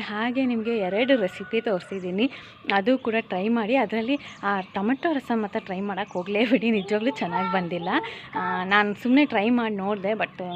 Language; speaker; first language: Kannada; non-native, local second language; Malayalam